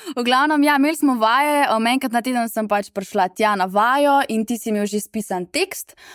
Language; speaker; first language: Slovenian; native; Slovenian